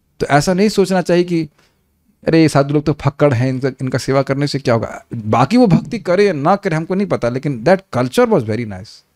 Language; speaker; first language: Hindi; native; Hindi